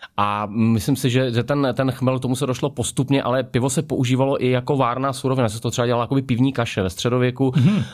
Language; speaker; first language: Czech; native; Czech